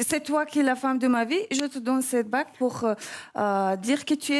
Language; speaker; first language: French; non-native, learner; English